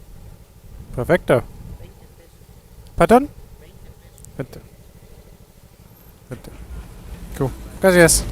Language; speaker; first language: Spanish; non-native, learner; English